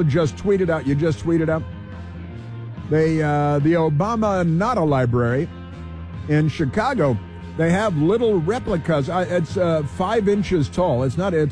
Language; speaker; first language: English; native; English